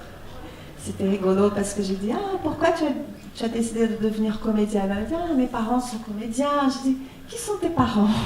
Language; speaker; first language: French; non-native, fluent; Portuguese